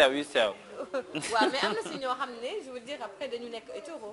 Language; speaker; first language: French; non-native, local second language; Wolof